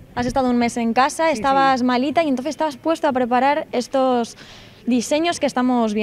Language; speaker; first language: Spanish; native; Spanish